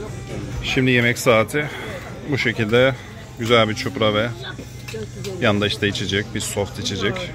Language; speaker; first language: Turkish; native; Turkish